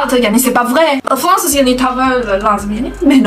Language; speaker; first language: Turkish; non-native, learner; Chinese